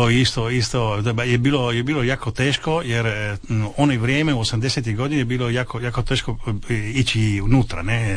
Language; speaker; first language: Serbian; early bilingual, heritage; Italian